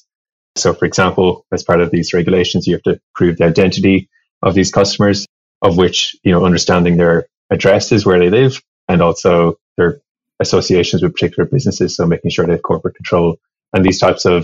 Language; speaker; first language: English; native; English